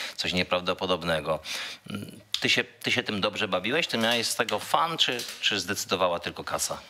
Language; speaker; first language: Polish; native; Polish